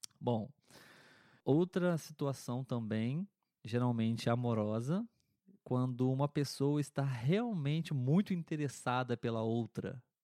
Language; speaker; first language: Portuguese; native; Portuguese